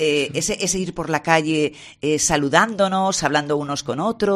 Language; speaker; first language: Spanish; native; Spanish